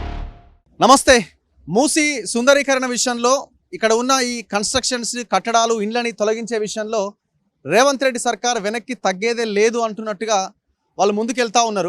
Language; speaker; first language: Telugu; native; Telugu